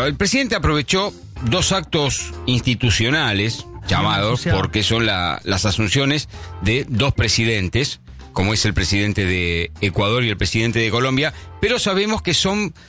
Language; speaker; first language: Spanish; native; Spanish